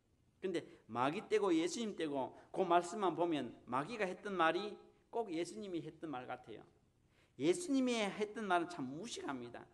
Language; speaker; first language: Korean; native; Korean